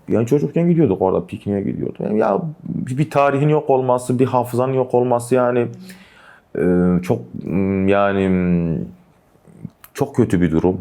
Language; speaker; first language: Turkish; non-native, local second language; Kurdish